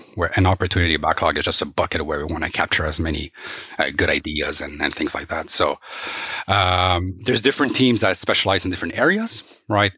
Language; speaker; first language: English; non-native, fluent; French